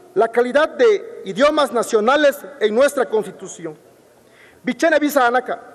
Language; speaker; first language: Spanish; non-native, local second language; Zapotec